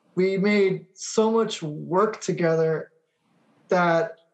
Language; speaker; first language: English; native; English